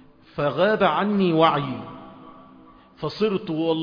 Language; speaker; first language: Arabic; native; Arabic